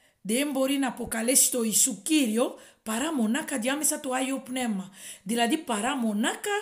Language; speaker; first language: Greek; non-native, fluent; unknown